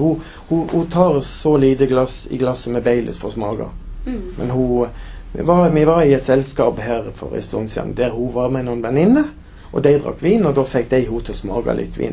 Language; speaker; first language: Norwegian; native; Norwegian